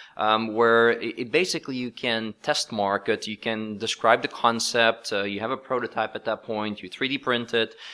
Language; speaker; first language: English; non-native, fluent; Dutch